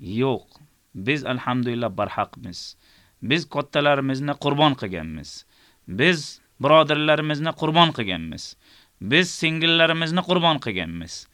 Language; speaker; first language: Uzbek; native; Uzbek